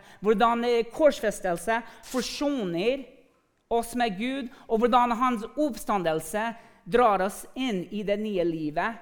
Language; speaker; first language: Norwegian; non-native, fluent; English